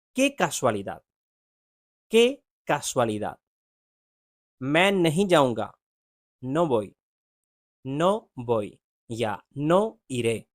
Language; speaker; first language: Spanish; non-native, fluent; Urdu